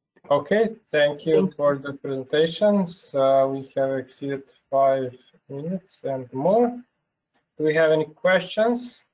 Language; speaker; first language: English; non-native, fluent; Slovenian